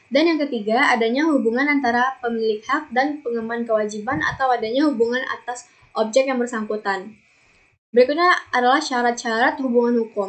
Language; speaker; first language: Indonesian; native; Indonesian